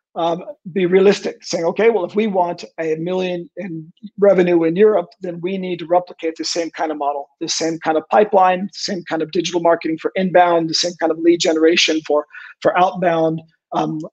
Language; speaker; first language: English; native; English